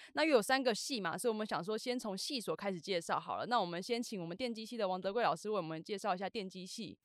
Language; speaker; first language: Chinese; native; Chinese